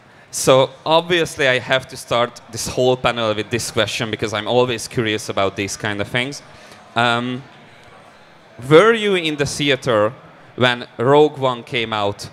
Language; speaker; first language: English; early bilingual, other home language; Hungarian